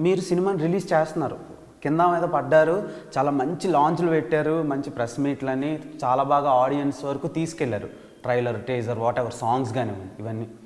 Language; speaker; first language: Telugu; native; Telugu